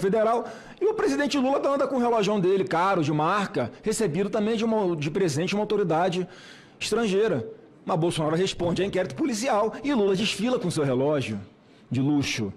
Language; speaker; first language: Portuguese; native; Portuguese